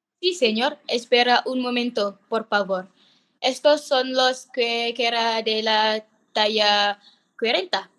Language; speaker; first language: Spanish; non-native, learner; Malay